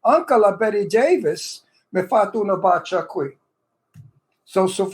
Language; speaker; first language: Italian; early bilingual, heritage; English